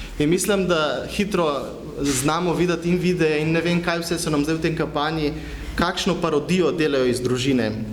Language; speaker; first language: Slovenian; native; Slovenian